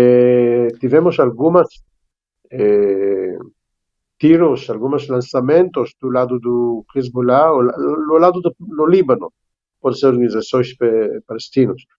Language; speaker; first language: Portuguese; non-native, fluent; Hebrew